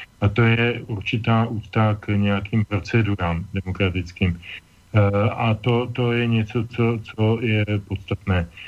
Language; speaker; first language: Czech; native; Czech